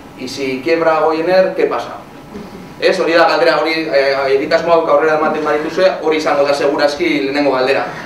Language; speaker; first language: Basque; non-native, local second language; Spanish